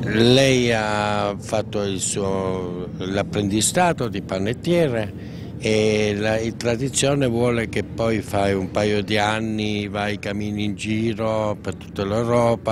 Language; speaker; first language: Italian; early bilingual, heritage; German